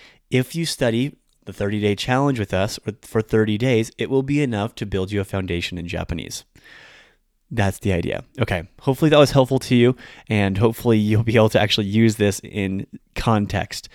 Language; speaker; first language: English; native; English